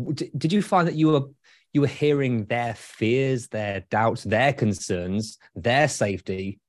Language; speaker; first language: English; native; English